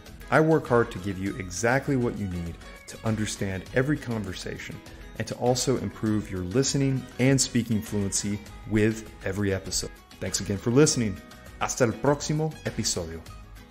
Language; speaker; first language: English; native; English